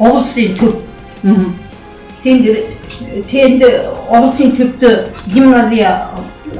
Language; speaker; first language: Mongolian; non-native, local second language; Kazakh